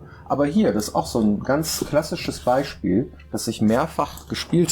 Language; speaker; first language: German; native; German